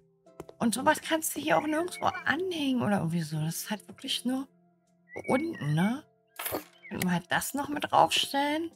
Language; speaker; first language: German; native; German